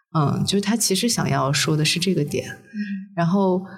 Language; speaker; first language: Chinese; native; Chinese